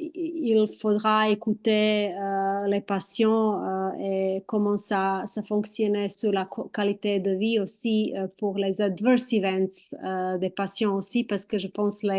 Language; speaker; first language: French; non-native, fluent; Croatian